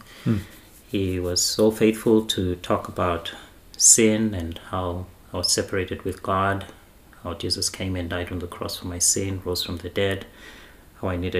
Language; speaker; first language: English; non-native, local second language; Shona